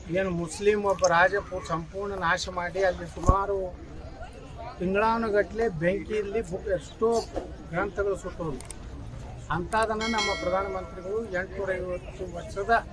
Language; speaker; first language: Kannada; native; Kannada